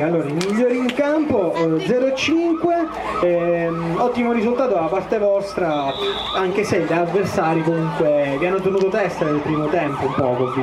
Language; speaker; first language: Italian; native; Italian